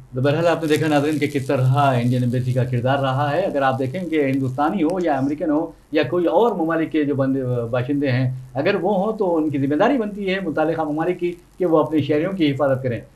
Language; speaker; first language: Urdu; native; Urdu